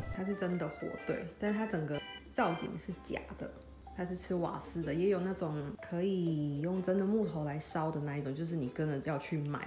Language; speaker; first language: Chinese; native; Chinese